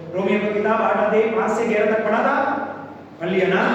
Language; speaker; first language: Hindi; non-native, local second language; Telugu